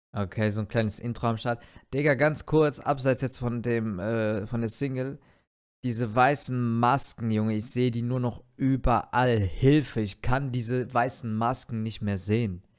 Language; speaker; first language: German; early bilingual, other home language; Turkish